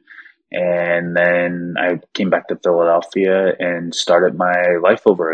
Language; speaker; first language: English; native; English